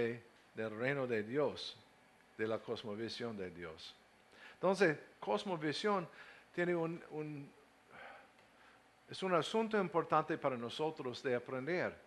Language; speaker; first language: Spanish; non-native, learner; English